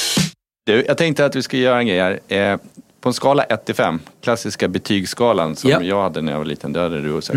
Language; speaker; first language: Swedish; native; Swedish